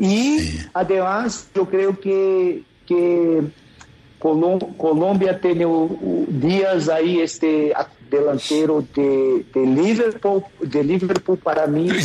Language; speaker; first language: Spanish; non-native, fluent; Portuguese